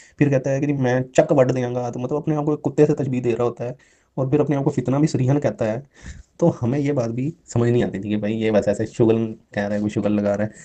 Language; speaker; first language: Urdu; non-native, local second language; Punjabi